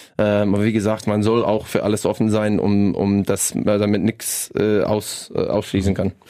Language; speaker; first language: German; non-native, fluent; English